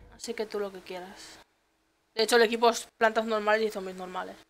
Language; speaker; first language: Spanish; native; Spanish